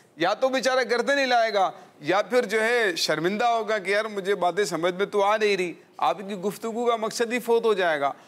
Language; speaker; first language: Urdu; native; Urdu